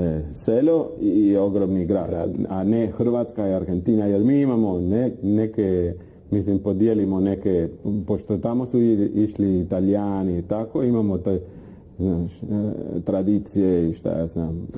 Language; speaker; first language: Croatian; non-native, fluent; Spanish